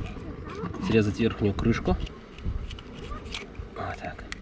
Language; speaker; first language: Russian; native; Russian